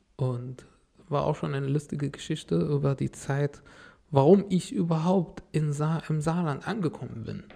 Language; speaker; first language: German; non-native, fluent; Arabic